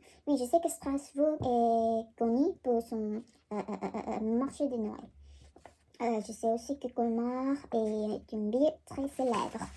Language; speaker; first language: French; non-native, learner; Korean